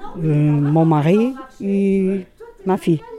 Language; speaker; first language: French; non-native, learner; Portuguese